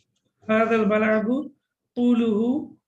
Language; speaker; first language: Arabic; non-native, fluent; English